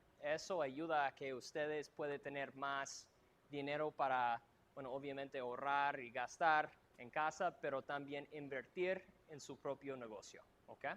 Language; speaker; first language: Spanish; non-native, fluent; English